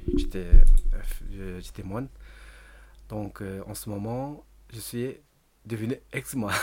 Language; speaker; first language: French; non-native, learner; Tibetan